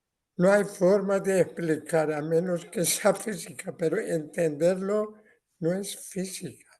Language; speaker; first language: Spanish; non-native, learner; Persian